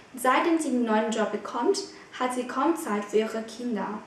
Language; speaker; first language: German; non-native, fluent; Vietnamese